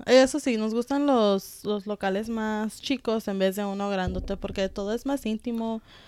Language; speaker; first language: Spanish; early bilingual, heritage; Spanish